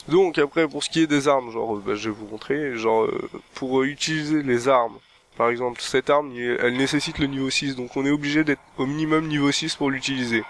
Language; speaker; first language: French; native; French